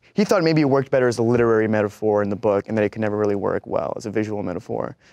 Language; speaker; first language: English; native; English